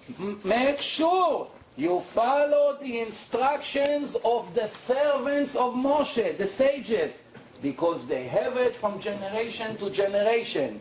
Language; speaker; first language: English; non-native, fluent; Hebrew